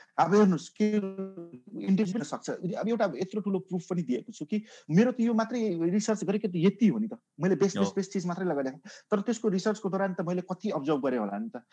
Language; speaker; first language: Nepali; non-native, local second language; Maithili